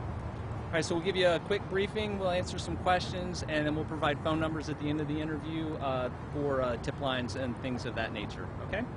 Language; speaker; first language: English; native; English